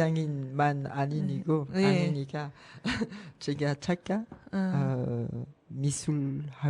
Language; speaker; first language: Korean; non-native, learner; French